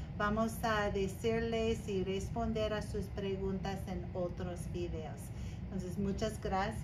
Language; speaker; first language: Spanish; non-native, learner; English